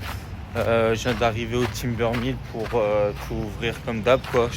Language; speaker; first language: French; native; French